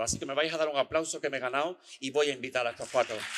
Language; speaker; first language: Spanish; native; Spanish